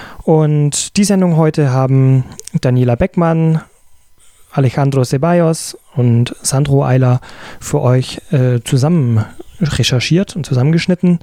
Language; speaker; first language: German; native; German